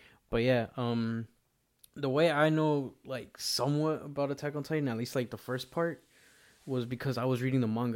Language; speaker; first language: English; early bilingual, other home language; Spanish